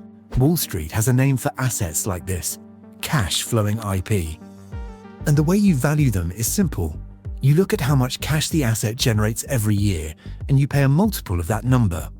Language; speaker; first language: English; native; English